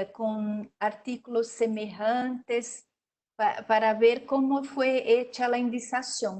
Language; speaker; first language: Spanish; non-native, learner; Portuguese